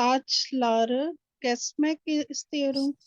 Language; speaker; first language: Turkish; non-native, learner; Urdu